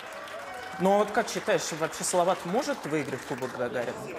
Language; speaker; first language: Russian; native; Russian